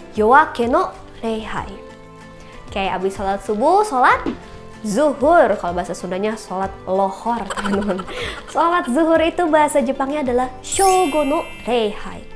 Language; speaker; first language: Indonesian; native; Indonesian